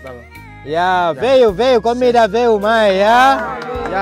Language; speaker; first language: Portuguese; non-native, learner; Vietnamese